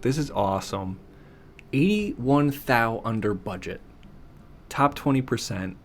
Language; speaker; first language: English; native; English